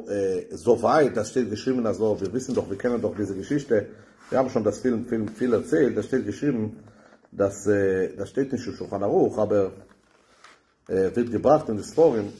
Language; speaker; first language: German; non-native, fluent; Hebrew